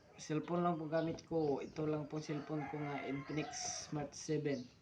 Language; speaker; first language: Filipino; non-native, local second language; Cebuano